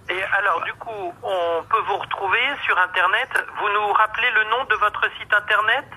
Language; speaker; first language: French; native; French